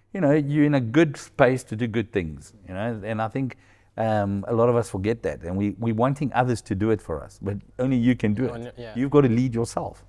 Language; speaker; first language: English; native; English